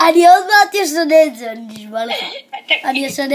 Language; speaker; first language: Hebrew; native; Hebrew